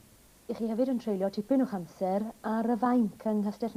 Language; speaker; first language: Welsh; native; Welsh